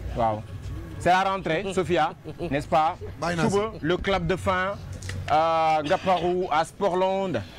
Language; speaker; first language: Wolof; native; Wolof